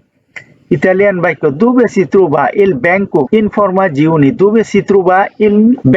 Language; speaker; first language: Italian; non-native, fluent; Bangla